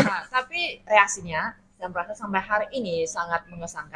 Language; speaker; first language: Indonesian; non-native, fluent; Chinese